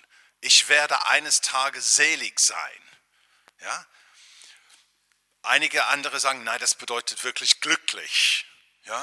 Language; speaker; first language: German; non-native, fluent; English